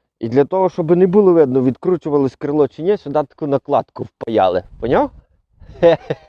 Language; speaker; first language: Ukrainian; native; Ukrainian